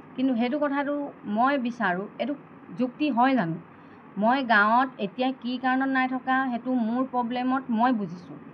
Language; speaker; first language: Assamese; non-native, local second language; Mising